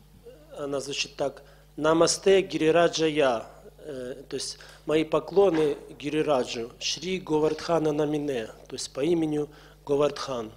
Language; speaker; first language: Russian; native; Russian